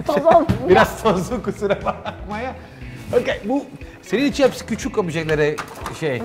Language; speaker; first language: Turkish; non-native, learner; Italian